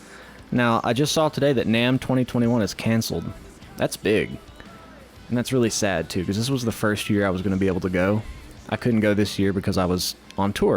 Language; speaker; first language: English; native; English